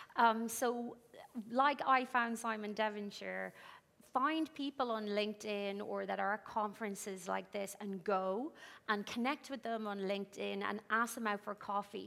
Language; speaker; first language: English; native; English